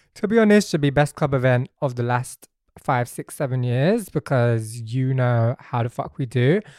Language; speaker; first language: English; native; English